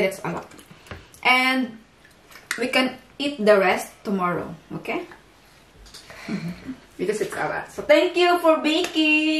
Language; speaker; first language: English; non-native, learner; Filipino